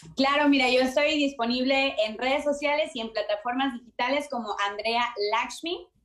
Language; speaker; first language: Spanish; native; Spanish